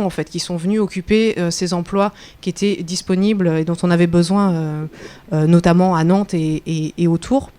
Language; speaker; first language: French; native; French